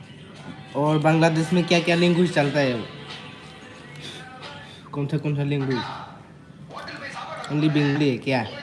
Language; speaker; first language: Hindi; non-native, local second language; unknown